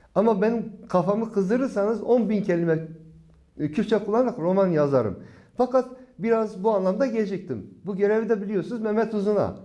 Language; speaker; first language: Turkish; non-native, local second language; Kurdish